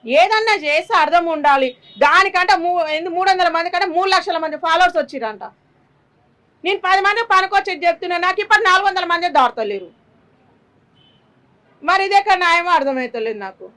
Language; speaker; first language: Telugu; native; Telugu